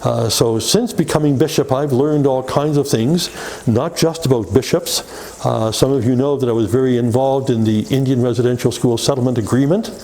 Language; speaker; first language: English; native; English